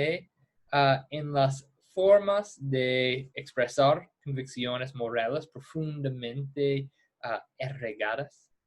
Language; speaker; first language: Spanish; non-native, fluent; English